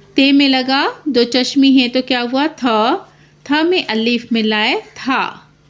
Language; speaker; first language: Hindi; native; Hindi